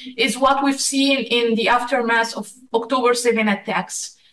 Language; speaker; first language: English; non-native, fluent; Arabic